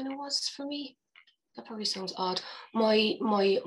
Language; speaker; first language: English; native; English